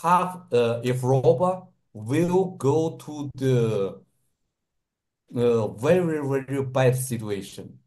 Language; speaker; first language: English; non-native, learner; Russian